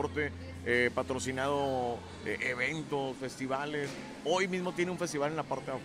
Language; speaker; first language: Spanish; native; Spanish